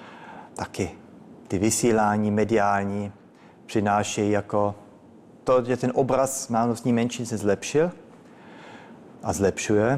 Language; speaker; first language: Czech; early bilingual, heritage; Czech